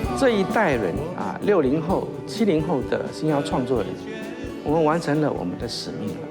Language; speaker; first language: Chinese; native; Chinese